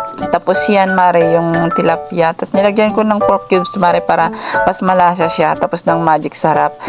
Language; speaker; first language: Filipino; non-native, local second language; Iloko